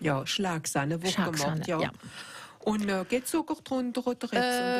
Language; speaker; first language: German; native; German